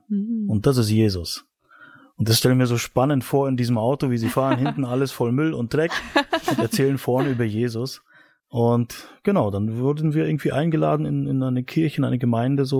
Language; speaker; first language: German; native; German